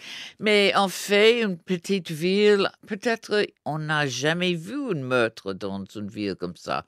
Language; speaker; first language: French; non-native, fluent; English